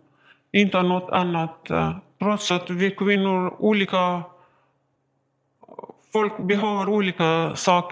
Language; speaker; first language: Swedish; non-native, learner; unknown